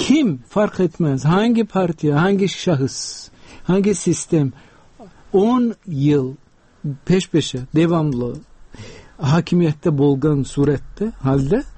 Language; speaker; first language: Turkish; non-native, fluent; Uzbek